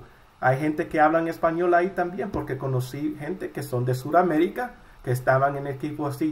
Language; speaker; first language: Spanish; early bilingual, heritage; Spanish